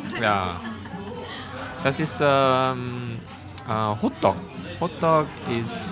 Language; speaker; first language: German; non-native, learner; Korean